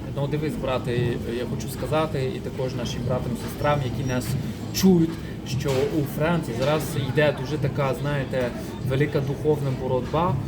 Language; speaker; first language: Ukrainian; non-native, fluent; French